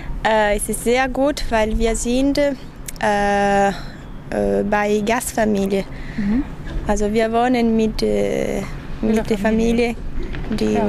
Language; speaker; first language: German; non-native, fluent; Italian